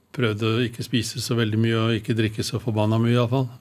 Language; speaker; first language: Norwegian; native; Norwegian